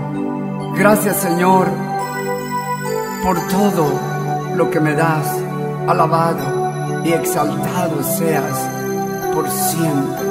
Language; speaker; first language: Spanish; native; Spanish